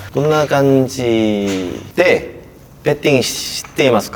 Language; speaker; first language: Japanese; non-native, learner; Korean